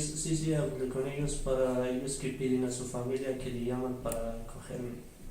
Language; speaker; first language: Spanish; early bilingual, other home language; Arabic